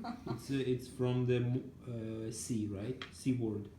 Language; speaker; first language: English; non-native, learner; Ukrainian